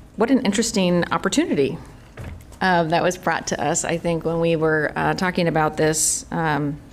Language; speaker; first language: English; native; English